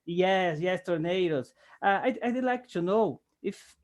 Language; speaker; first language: English; non-native, learner; Portuguese